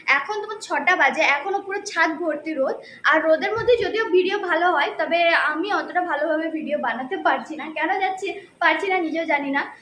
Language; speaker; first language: Bangla; non-native, local second language; Santali